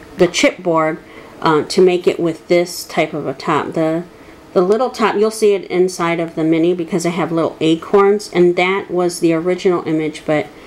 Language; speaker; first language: English; native; English